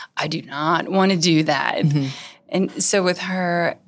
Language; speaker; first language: English; native; English